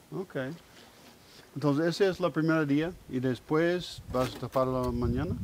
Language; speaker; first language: Spanish; non-native, learner; English